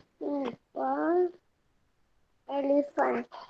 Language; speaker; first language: English; non-native, learner; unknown